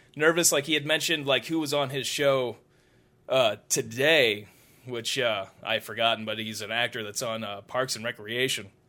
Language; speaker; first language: English; native; English